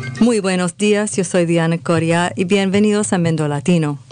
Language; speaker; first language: Spanish; early bilingual, heritage; Spanish